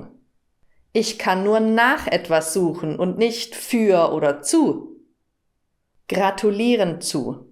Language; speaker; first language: German; native; German